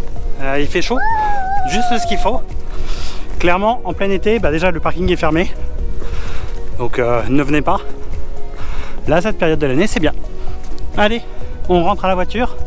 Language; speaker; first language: French; native; French